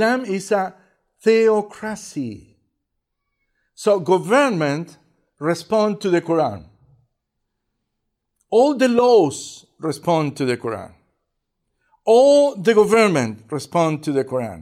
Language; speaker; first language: English; non-native, fluent; Spanish